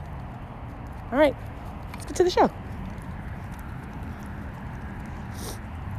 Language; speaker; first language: English; native; English